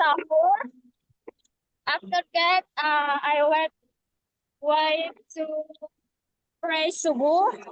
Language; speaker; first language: English; non-native, learner; Indonesian